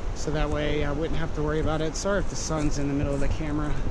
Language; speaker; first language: English; native; English